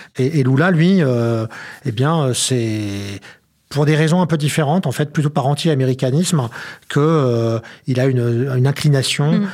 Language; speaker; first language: French; native; French